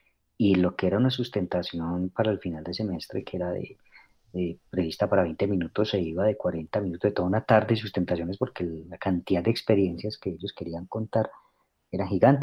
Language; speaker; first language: Spanish; native; Spanish